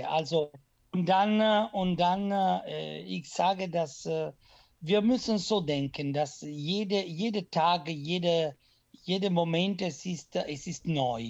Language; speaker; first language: German; non-native, fluent; Italian